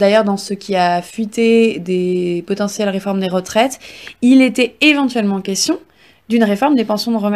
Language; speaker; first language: French; native; French